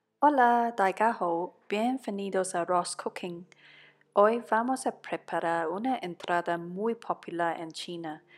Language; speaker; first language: Spanish; non-native, fluent; Cantonese